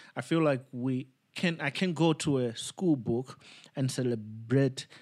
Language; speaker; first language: English; non-native, local second language; Nyanja